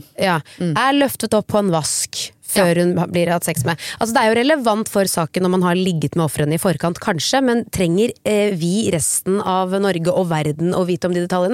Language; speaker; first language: Norwegian; native; Norwegian